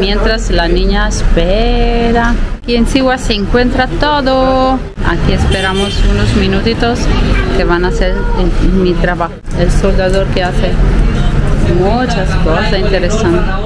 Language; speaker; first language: Spanish; non-native, fluent; Italian